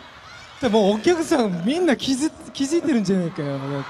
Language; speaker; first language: Japanese; non-native, fluent; Korean